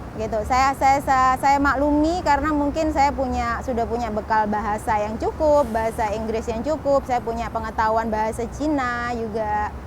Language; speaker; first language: Indonesian; native; Indonesian